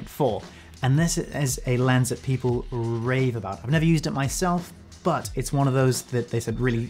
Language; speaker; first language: English; native; English